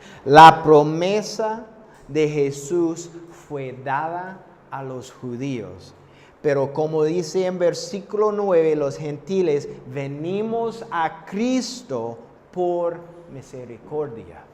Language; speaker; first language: Spanish; non-native, fluent; English